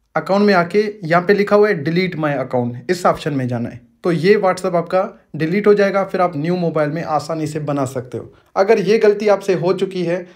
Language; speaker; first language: Urdu; non-native, local second language; Sindhi